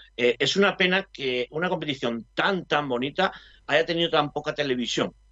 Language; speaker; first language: Spanish; native; Spanish